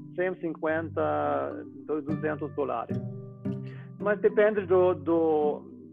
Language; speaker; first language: Portuguese; non-native, fluent; German